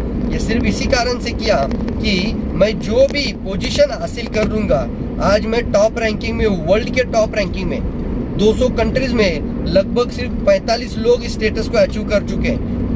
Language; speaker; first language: Hindi; non-native, local second language; Marathi